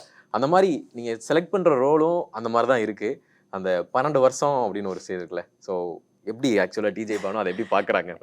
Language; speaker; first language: Tamil; native; Tamil